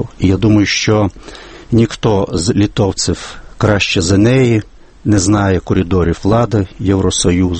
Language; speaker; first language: Ukrainian; non-native, fluent; Lithuanian